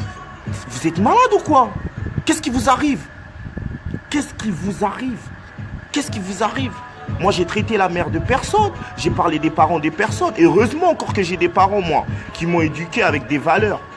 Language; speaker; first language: French; non-native, local second language; Lingala